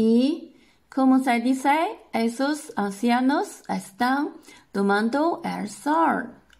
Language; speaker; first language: Spanish; non-native, fluent; Chinese